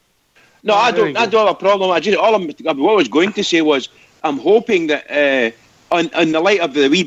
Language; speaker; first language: English; native; English